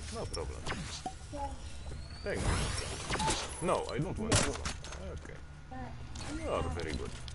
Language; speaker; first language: English; non-native, learner; French